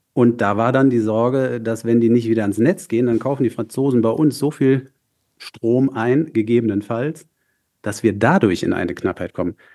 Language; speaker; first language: German; native; German